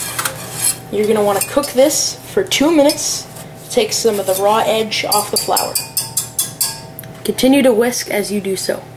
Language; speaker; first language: English; native; English